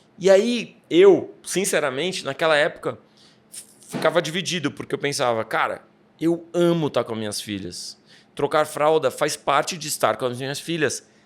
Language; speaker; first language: Portuguese; native; Portuguese